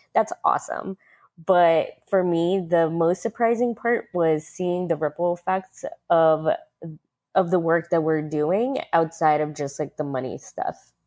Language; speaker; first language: English; early bilingual, other home language; Russian